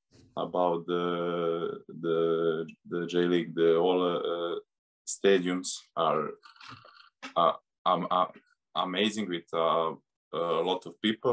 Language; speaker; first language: English; non-native, learner; Serbian